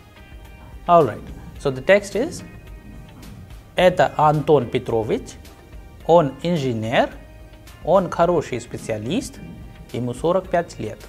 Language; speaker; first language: Russian; non-native, fluent; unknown